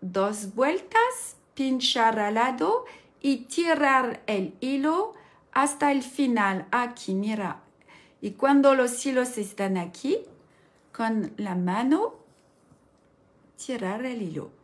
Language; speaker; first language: Spanish; non-native, learner; French